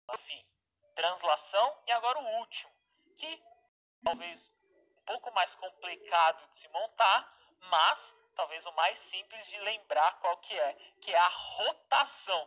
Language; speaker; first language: Portuguese; native; Portuguese